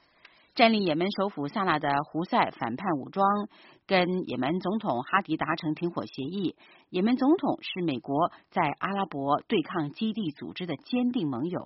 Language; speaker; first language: Chinese; native; Chinese